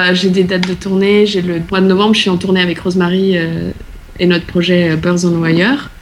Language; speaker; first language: French; early bilingual, other home language; Portuguese